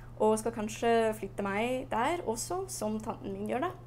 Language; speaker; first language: Norwegian; non-native, learner; English